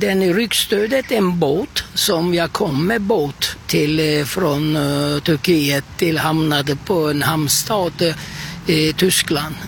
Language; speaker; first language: Swedish; non-native, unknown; Turkish